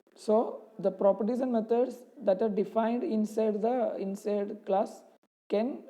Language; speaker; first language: English; non-native, local second language; Malayalam